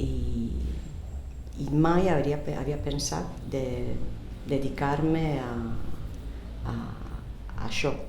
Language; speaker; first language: Catalan; non-native, fluent; Italian